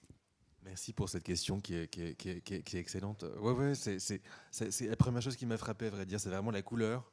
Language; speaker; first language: French; native; French